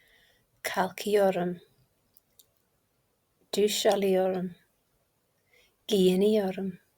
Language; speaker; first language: Turkish; non-native, learner; English